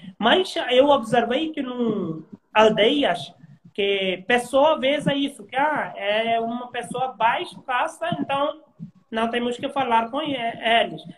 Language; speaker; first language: Portuguese; non-native, learner; Hindi